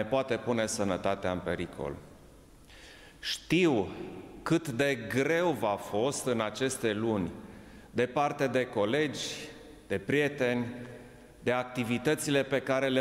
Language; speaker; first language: Romanian; non-native, local second language; German